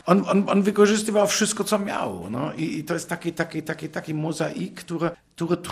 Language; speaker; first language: Polish; non-native, fluent; German